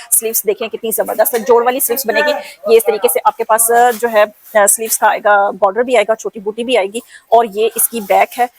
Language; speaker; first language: Urdu; non-native, local second language; Punjabi